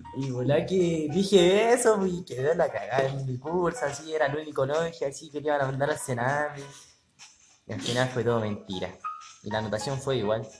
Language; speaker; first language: Spanish; native; Spanish